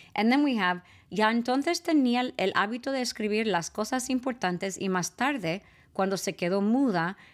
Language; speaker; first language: Spanish; non-native, fluent; English